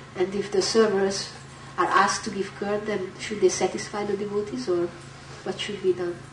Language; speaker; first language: English; non-native, fluent; Hungarian